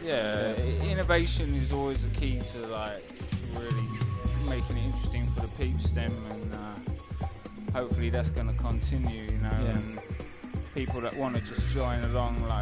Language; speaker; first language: English; native; English